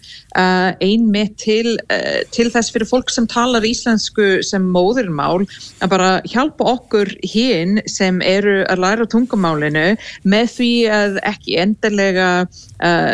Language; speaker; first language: Icelandic; non-native, fluent; English